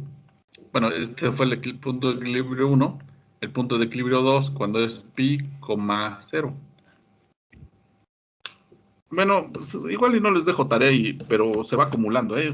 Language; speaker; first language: Spanish; native; Spanish